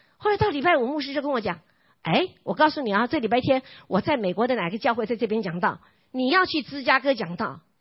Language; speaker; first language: Chinese; non-native, local second language; Hakka Chinese